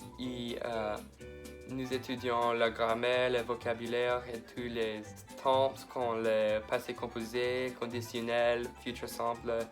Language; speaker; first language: French; non-native, learner; English